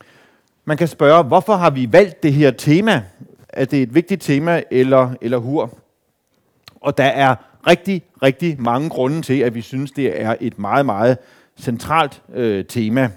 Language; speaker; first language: Danish; native; Danish